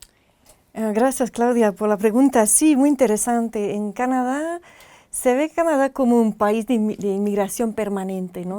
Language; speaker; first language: Spanish; non-native, fluent; French